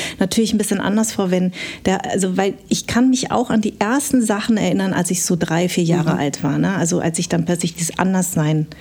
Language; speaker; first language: German; early bilingual, other home language; Vietnamese